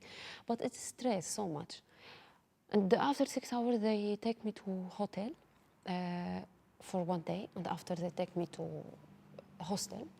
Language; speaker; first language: English; non-native, learner; Arabic